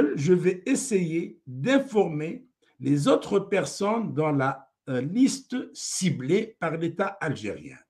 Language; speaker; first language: French; non-native, local second language; Arabic